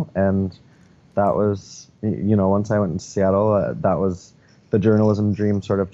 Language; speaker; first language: English; native; English